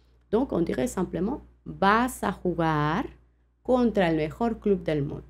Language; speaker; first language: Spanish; non-native, fluent; French